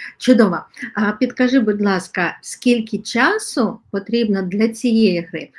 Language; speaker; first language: Ukrainian; non-native, local second language; Russian